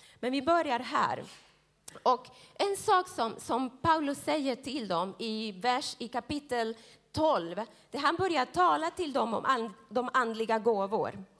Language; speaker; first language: Swedish; non-native, fluent; Spanish